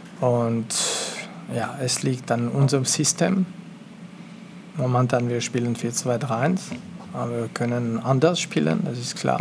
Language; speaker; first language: German; non-native, local second language; French